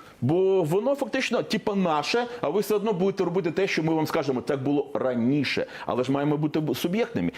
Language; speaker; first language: Ukrainian; non-native, local second language; Russian